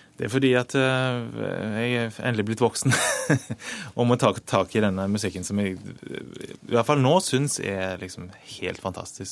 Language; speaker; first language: Norwegian; native; Norwegian